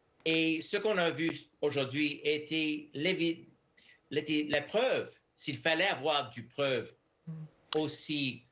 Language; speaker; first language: French; non-native, fluent; English